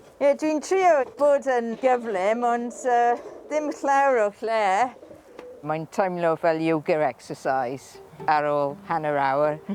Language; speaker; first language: Welsh; non-native, local second language; English